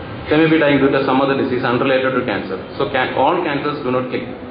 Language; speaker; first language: English; non-native, local second language; Malayalam